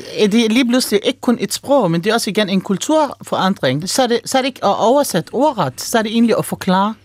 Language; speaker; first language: Danish; early bilingual, other home language; Arabic